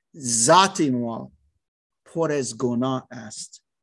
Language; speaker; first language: Persian; non-native, learner; English